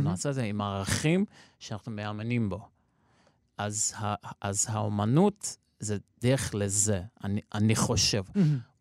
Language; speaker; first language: Hebrew; non-native, local second language; Armenian